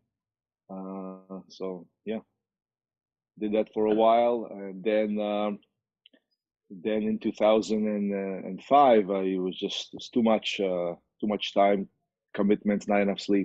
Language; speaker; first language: English; non-native, fluent; Hebrew